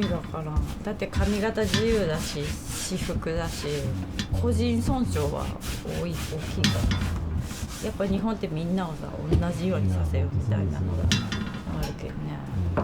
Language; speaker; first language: Japanese; native; Japanese